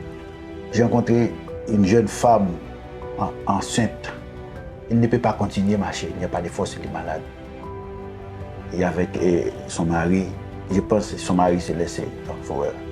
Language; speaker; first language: French; non-native, learner; Haitian Creole